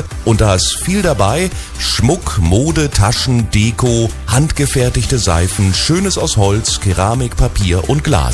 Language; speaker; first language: German; native; German